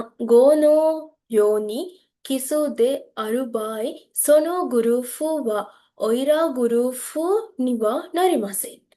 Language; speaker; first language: Japanese; non-native, learner; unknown